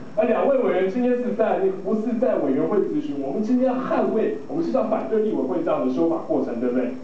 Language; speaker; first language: Chinese; native; Chinese